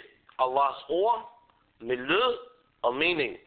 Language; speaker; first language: Danish; early bilingual, other home language; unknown